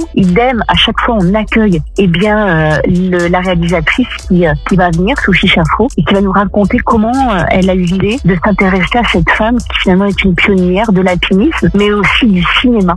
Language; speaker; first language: French; native; French